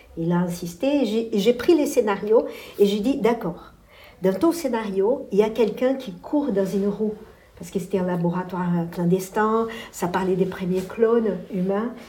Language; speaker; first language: French; non-native, fluent; Portuguese